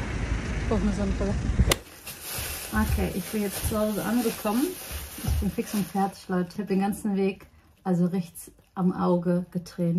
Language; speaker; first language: German; early bilingual, other home language; Turkish